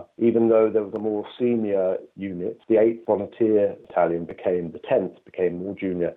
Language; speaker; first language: English; native; English